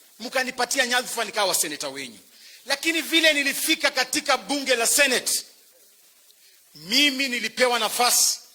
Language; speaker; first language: Swahili; non-native, local second language; Luyia